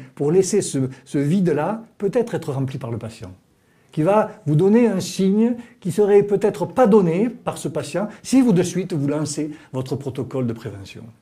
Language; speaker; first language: French; native; French